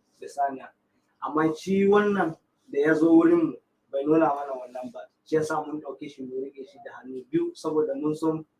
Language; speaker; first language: Hausa; non-native, local second language; Fula